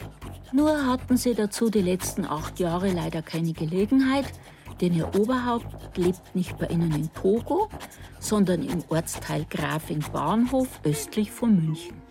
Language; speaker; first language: German; native; German